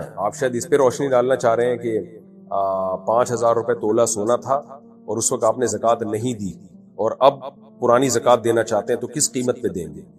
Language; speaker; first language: Urdu; native; Urdu